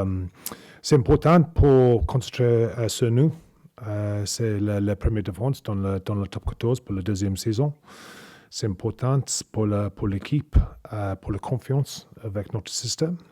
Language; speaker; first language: French; non-native, learner; English